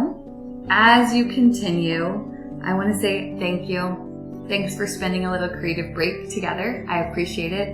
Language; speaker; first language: English; native; English